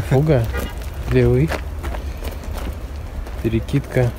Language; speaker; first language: Russian; native; Russian